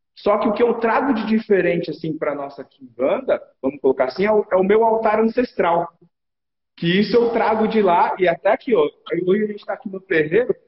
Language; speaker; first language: Portuguese; native; Portuguese